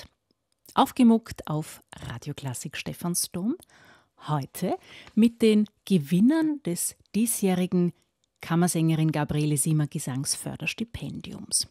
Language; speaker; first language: German; native; German